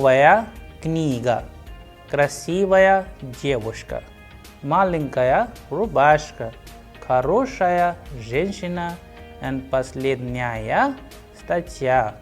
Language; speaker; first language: Russian; non-native, fluent; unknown